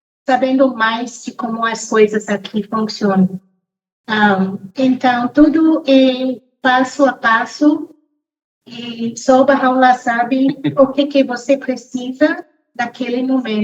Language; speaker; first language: Portuguese; non-native, fluent; English